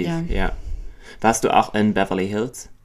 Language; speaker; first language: German; native; German